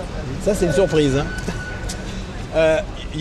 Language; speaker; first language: French; native; French